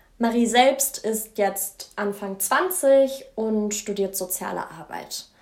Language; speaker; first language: German; native; German